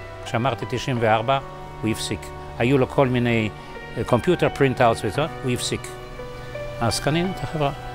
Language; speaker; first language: Hebrew; non-native, fluent; Polish